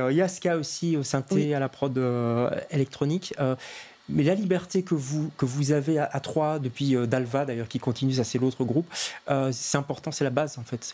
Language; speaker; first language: French; native; French